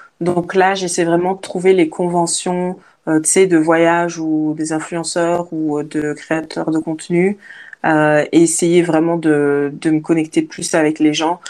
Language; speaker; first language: French; native; French